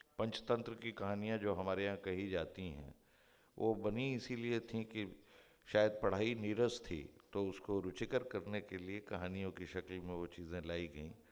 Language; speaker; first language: Hindi; native; Hindi